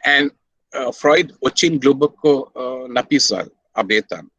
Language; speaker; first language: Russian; non-native, learner; Sinhala